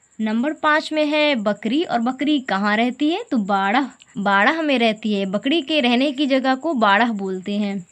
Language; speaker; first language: Hindi; native; Hindi